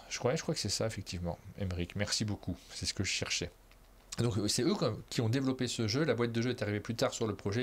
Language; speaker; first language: French; native; French